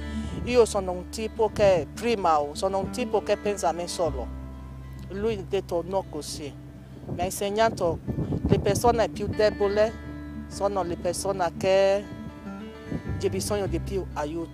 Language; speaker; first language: Italian; non-native, learner; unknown